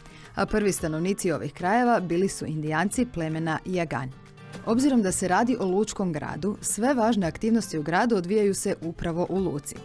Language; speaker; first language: Croatian; native; Croatian